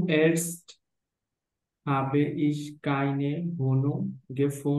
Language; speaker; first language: German; non-native, learner; Bangla